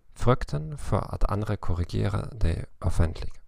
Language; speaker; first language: Norwegian; non-native, fluent; German